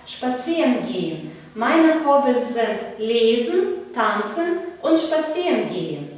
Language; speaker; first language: German; non-native, fluent; Belarusian